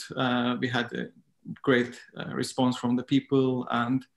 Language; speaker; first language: English; non-native, fluent; Turkish